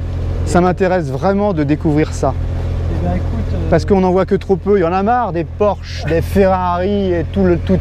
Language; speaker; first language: French; native; French